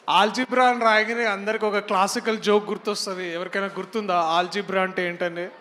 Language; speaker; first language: Telugu; native; Telugu